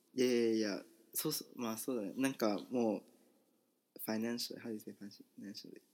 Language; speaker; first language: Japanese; non-native, fluent; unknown